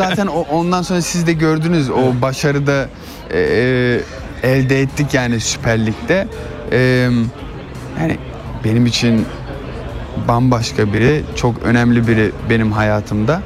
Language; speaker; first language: Turkish; early bilingual, heritage; Turkish